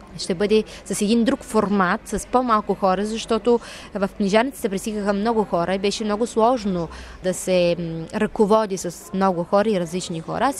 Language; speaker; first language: Bulgarian; native; Bulgarian